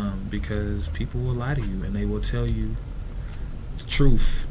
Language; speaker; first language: English; early bilingual, other home language; Spanish